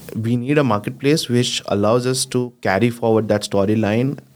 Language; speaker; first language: English; non-native, local second language; Gujarati